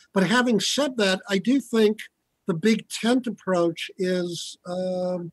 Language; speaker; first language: English; native; English